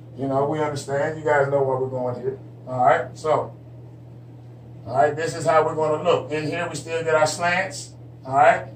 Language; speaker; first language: English; native; English